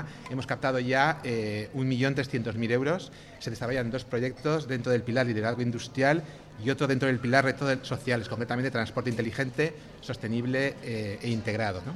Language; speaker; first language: Spanish; native; Spanish